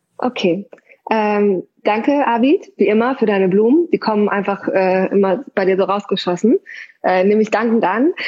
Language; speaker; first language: German; early bilingual, other home language; Persian